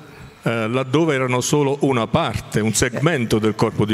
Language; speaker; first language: Italian; native; Italian